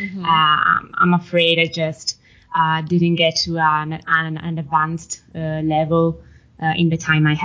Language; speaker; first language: English; non-native, fluent; Italian